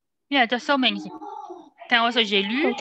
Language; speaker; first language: English; non-native, learner; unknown